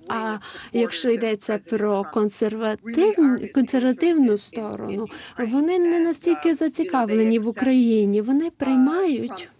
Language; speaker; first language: Ukrainian; non-native, fluent; English